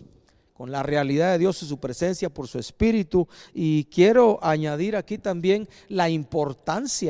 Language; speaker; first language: Spanish; native; Spanish